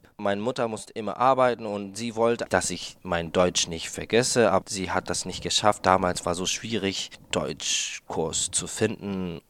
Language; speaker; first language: German; non-native, fluent; Japanese